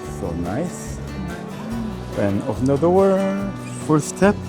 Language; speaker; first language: English; non-native, learner; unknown